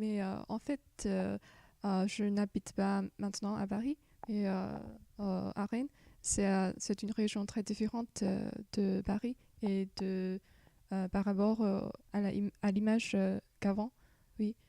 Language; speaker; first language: French; non-native, fluent; Chinese